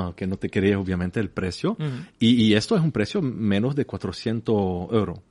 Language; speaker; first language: Spanish; non-native, fluent; French